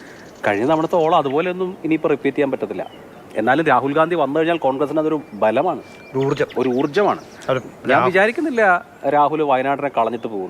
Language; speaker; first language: Malayalam; native; Malayalam